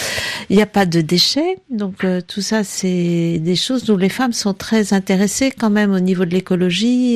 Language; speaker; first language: French; native; French